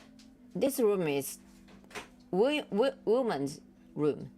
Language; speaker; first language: English; non-native, learner; Japanese